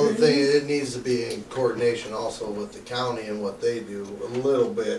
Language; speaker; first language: English; native; English